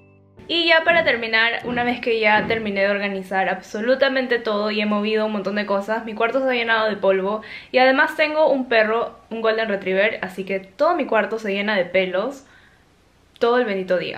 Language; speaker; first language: Spanish; native; Spanish